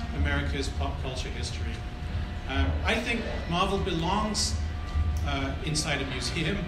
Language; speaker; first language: English; native; English